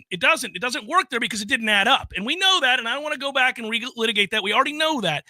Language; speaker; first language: English; native; English